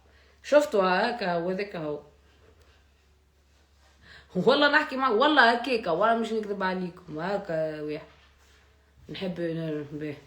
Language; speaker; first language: Arabic; native; Arabic